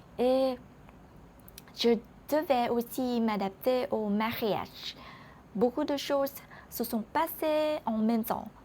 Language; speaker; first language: French; non-native, learner; Vietnamese